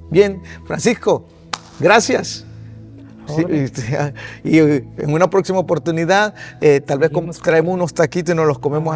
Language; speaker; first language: Spanish; early bilingual, heritage; Spanish